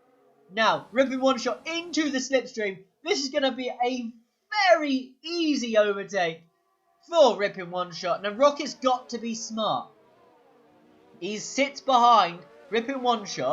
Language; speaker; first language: English; native; English